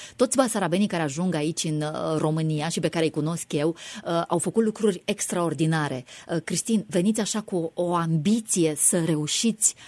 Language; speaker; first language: Romanian; native; Romanian